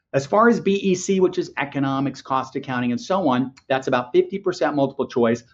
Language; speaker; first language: English; native; English